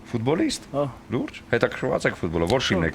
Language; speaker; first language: Armenian; native; Armenian